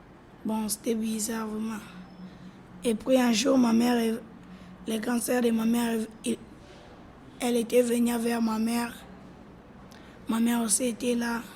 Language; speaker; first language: French; non-native, learner; Lingala